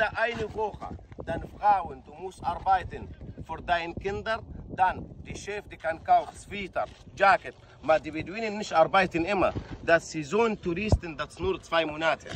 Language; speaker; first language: German; non-native, learner; Arabic